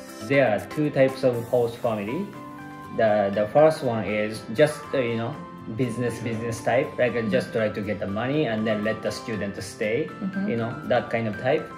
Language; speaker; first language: English; non-native, fluent; Japanese